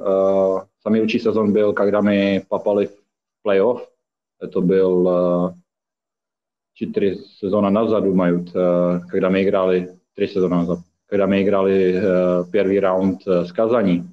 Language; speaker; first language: Russian; non-native, fluent; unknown